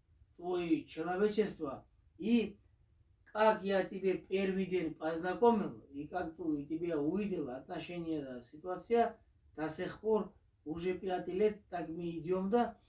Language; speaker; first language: Russian; non-native, fluent; Georgian